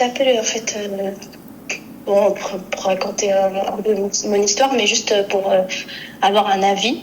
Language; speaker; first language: French; native; French